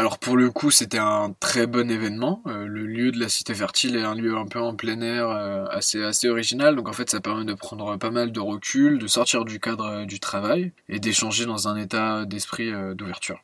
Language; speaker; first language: French; native; French